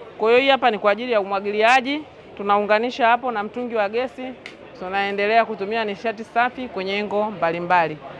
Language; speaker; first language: Swahili; native; Swahili